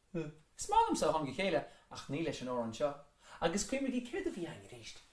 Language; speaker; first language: Irish; native; Irish